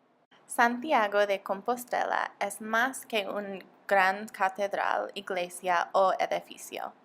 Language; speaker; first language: Spanish; non-native, learner; English